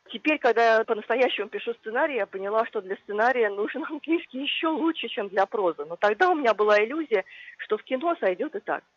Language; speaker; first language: Russian; native; Russian